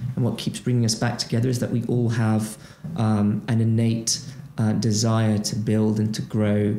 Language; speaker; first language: English; non-native, fluent; Portuguese